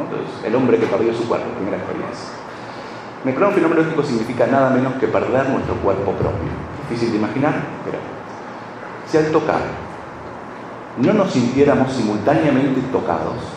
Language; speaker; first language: Spanish; native; Spanish